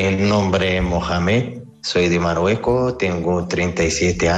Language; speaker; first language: Spanish; non-native, learner; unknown